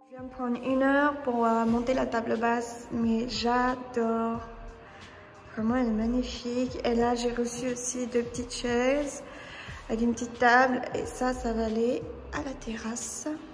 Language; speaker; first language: French; native; French